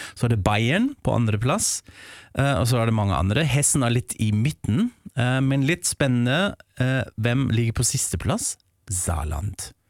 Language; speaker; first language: Norwegian; non-native, fluent; German